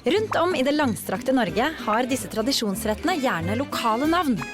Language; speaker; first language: Norwegian; native; Norwegian